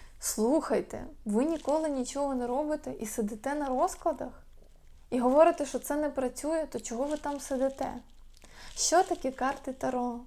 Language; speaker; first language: Ukrainian; non-native, local second language; Russian